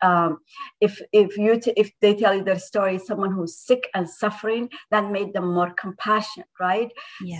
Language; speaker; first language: English; non-native, fluent; Somali